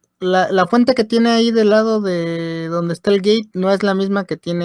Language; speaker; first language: Spanish; native; Spanish